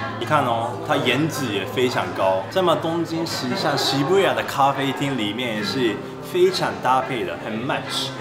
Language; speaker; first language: Chinese; non-native, fluent; Japanese